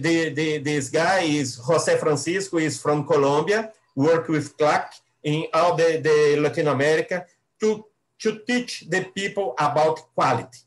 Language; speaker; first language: English; non-native, learner; Portuguese